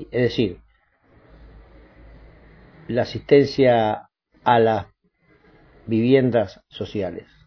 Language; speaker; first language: Spanish; native; Spanish